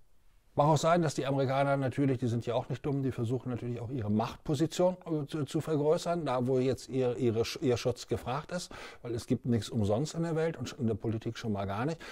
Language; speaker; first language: German; native; German